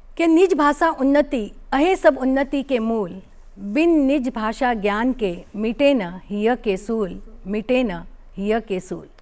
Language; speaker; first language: Hindi; native; Hindi